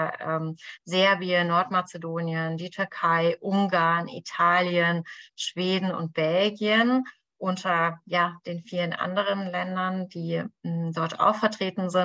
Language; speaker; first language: German; native; German